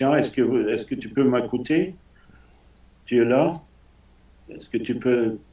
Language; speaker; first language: French; non-native, fluent; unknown